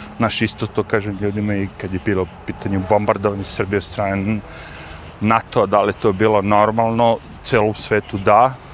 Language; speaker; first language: Bosnian; native; Bosnian